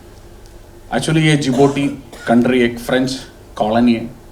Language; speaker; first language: Hindi; non-native, local second language; Malayalam